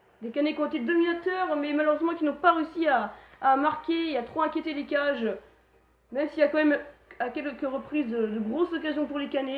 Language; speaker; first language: French; native; French